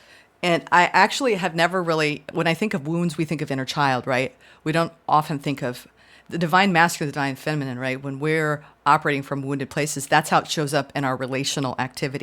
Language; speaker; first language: English; native; English